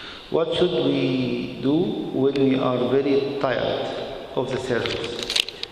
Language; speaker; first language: English; non-native, fluent; Arabic